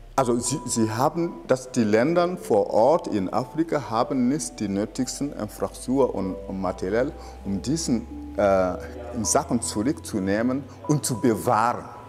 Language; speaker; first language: German; non-native, fluent; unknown